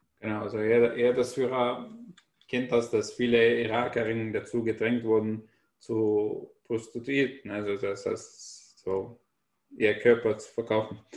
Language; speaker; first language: German; non-native, fluent; Arabic